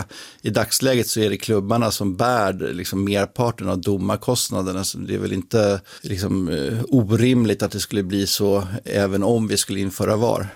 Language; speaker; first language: Swedish; native; Swedish